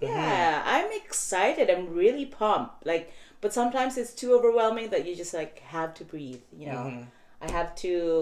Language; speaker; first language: English; non-native, local second language; Cebuano